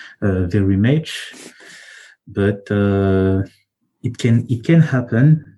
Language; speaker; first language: English; non-native, learner; French